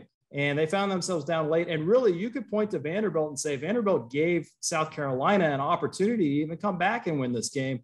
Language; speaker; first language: English; native; English